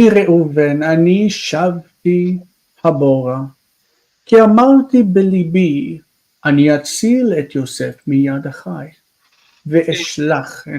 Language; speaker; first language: Hebrew; non-native, fluent; English